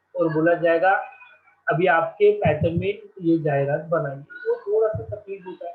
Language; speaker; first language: Hindi; non-native, local second language; Marathi